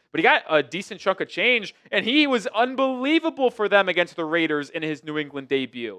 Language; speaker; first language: English; native; English